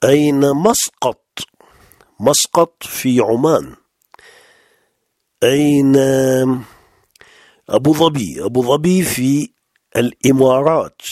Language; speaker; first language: Arabic; non-native, fluent; French